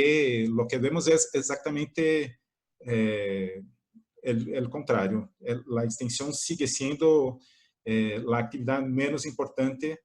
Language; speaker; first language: Spanish; non-native, fluent; Portuguese